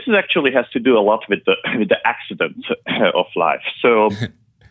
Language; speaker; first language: English; non-native, fluent; Hungarian